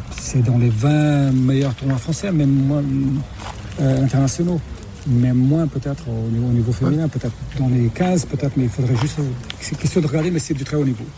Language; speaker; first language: French; non-native, fluent; Portuguese